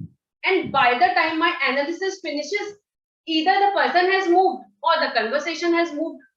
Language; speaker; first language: English; non-native, local second language; Hindi